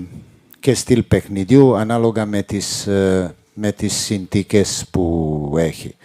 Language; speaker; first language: Greek; non-native, fluent; Serbian